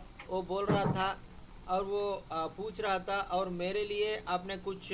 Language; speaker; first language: Hindi; non-native, local second language; Telugu